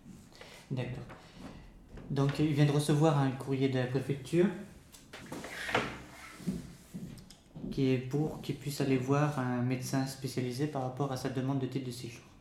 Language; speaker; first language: French; native; French